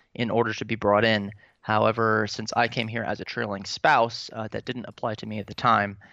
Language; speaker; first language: English; native; English